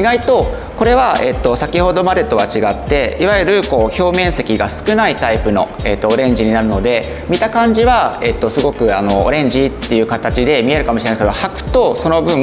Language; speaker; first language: Japanese; native; Japanese